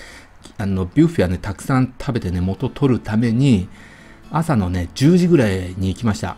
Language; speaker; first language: Japanese; native; Japanese